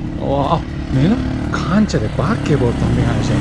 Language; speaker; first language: Spanish; non-native, learner; Japanese